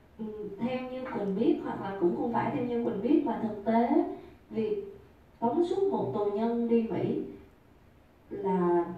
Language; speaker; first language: Vietnamese; native; Vietnamese